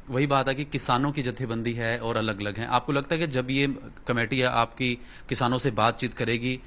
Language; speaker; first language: Hindi; non-native, local second language; Punjabi